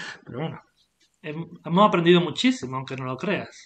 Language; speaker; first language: Spanish; non-native, fluent; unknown